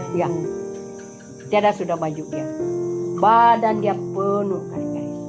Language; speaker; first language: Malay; non-native, local second language; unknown